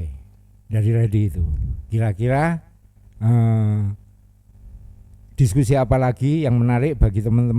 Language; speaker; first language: Indonesian; non-native, local second language; Javanese